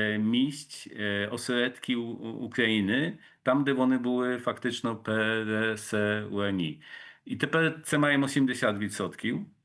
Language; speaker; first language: Polish; non-native, local second language; Ukrainian